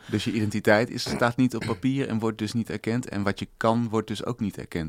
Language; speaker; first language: Dutch; native; Dutch